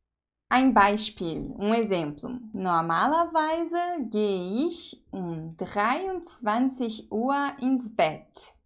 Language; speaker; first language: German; non-native, fluent; Portuguese